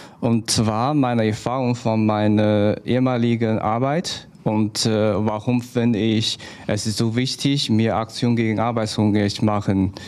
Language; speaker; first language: German; non-native, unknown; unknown